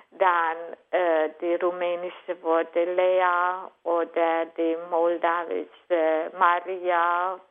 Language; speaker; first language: German; non-native, fluent; Hungarian